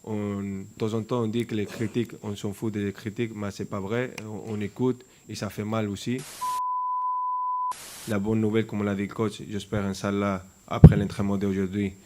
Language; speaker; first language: French; non-native, fluent; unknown